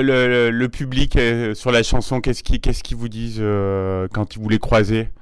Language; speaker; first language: French; native; French